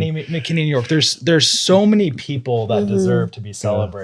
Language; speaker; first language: English; native; English